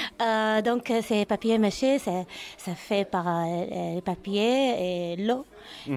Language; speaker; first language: French; non-native, learner; Arabic